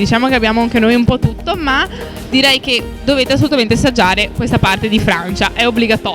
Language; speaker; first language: Italian; native; Italian